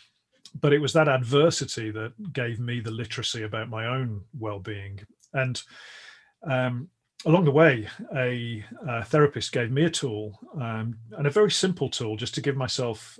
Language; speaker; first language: English; native; English